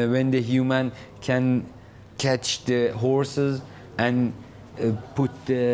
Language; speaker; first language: English; non-native, learner; Persian